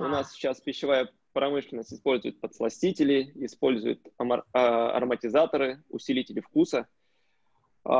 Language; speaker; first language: Russian; native; Russian